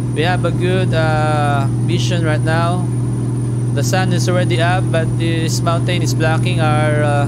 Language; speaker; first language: English; non-native, local second language; Filipino